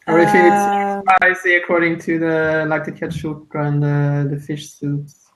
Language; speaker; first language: English; non-native, fluent; Italian